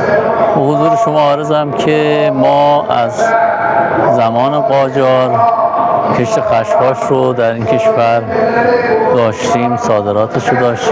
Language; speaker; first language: Persian; native; Persian